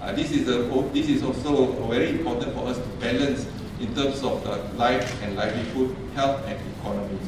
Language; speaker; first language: English; non-native, local second language; Malay